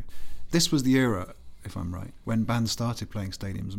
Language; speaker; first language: English; native; English